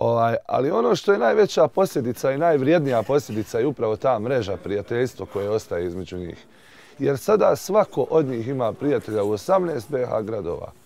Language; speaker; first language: Bosnian; native; Bosnian